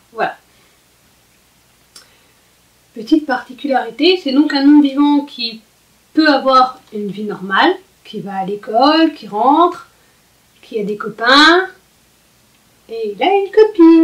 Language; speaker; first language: French; native; French